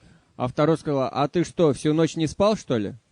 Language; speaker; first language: Russian; native; Russian